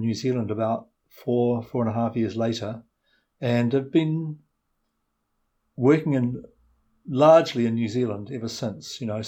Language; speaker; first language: English; native; English